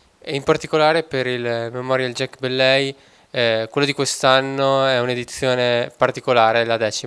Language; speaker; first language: Italian; native; Italian